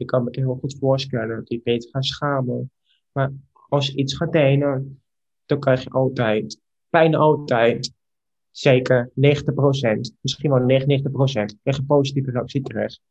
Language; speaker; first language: Dutch; non-native, local second language; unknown